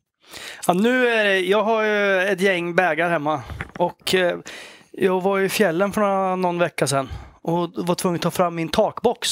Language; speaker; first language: Swedish; native; Swedish